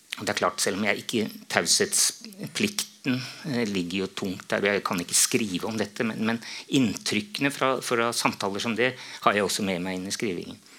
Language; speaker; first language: Norwegian; native; Norwegian